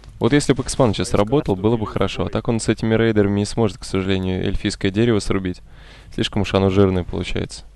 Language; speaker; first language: Russian; native; Russian